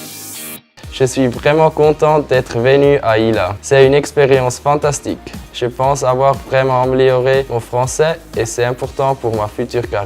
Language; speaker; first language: French; non-native, fluent; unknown